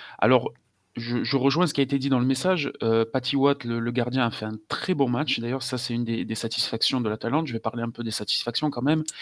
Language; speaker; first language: French; native; French